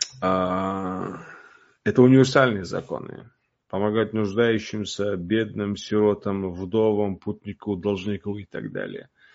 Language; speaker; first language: Russian; non-native, local second language; Uzbek